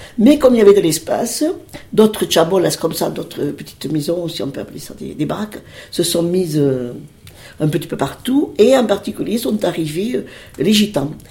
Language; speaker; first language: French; early bilingual, other home language; Spanish